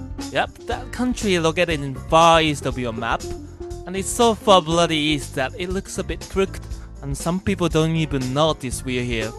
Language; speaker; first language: English; non-native, fluent; Japanese